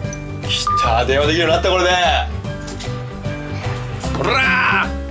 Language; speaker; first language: Japanese; native; Japanese